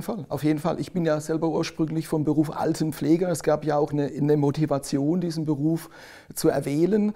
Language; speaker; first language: German; native; German